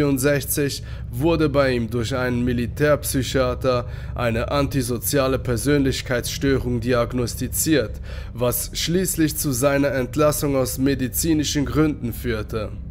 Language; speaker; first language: German; native; German